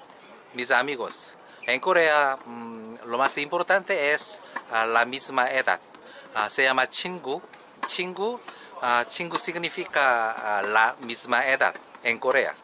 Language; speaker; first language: Spanish; non-native, learner; Korean